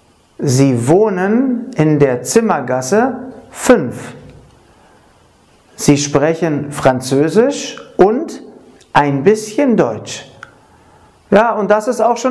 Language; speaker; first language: German; non-native, fluent; Arabic